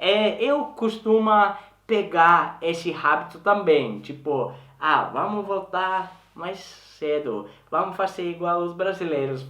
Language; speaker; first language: Portuguese; non-native, learner; Swedish